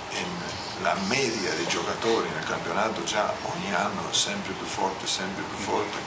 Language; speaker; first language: Italian; non-native, fluent; Spanish